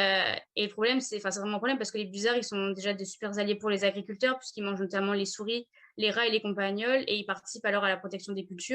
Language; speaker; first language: French; native; French